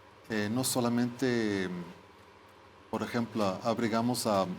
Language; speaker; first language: Spanish; non-native, fluent; Swedish